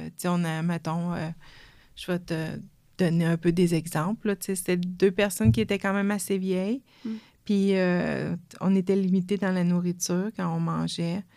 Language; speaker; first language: French; native; French